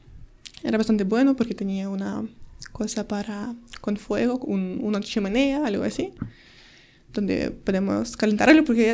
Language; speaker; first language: Spanish; non-native, learner; Ukrainian